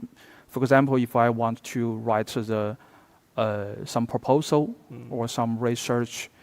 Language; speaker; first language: English; non-native, fluent; Chinese